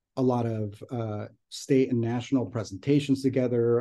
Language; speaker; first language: English; native; English